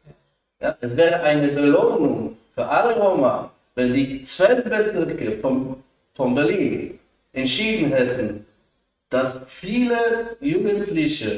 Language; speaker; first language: German; non-native, fluent; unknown